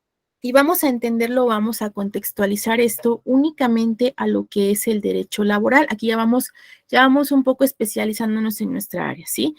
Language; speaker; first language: Spanish; native; Spanish